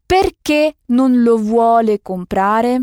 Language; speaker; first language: Italian; non-native, fluent; French